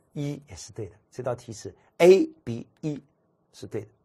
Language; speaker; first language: Chinese; native; Chinese